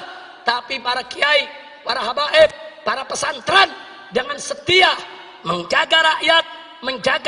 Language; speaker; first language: Indonesian; native; Indonesian